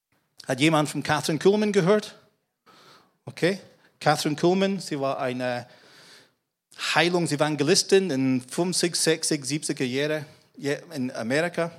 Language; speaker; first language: German; non-native, fluent; English